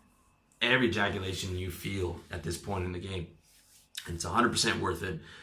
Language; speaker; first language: English; native; English